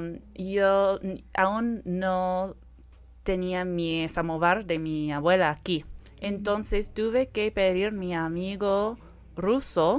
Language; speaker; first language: Spanish; non-native, fluent; Persian